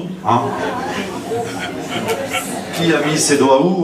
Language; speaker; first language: French; native; French